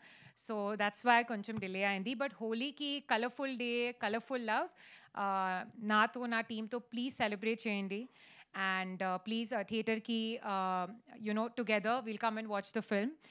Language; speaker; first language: Telugu; non-native, learner; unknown